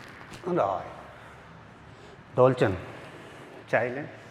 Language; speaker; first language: Vietnamese; non-native, learner; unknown